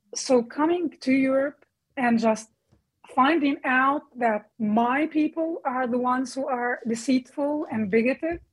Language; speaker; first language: English; non-native, fluent; Arabic